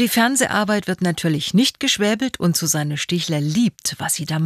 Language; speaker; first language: German; native; German